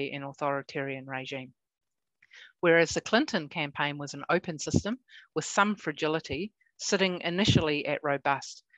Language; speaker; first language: English; native; English